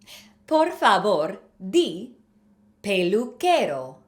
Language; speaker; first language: Spanish; non-native, fluent; English